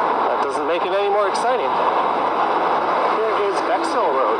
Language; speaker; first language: English; native; English